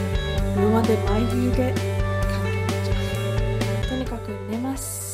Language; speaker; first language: Japanese; non-native, learner; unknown